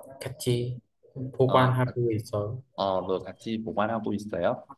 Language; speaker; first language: Korean; non-native, fluent; Vietnamese